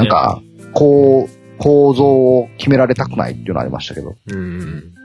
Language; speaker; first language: Japanese; native; Japanese